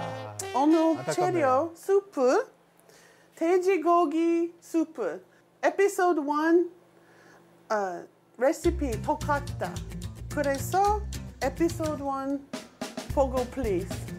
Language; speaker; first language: Korean; non-native, learner; English